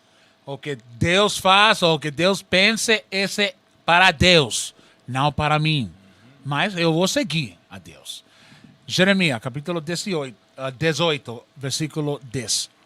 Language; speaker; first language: Portuguese; non-native, learner; Spanish